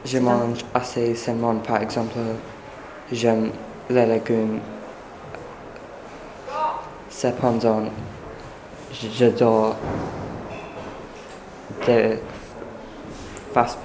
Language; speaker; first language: French; non-native, learner; English